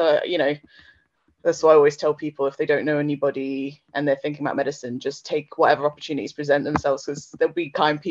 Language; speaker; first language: English; native; English